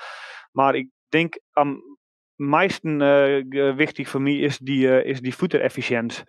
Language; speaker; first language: German; non-native, learner; Dutch